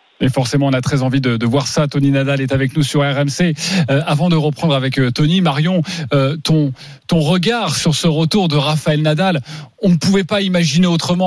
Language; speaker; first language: French; native; French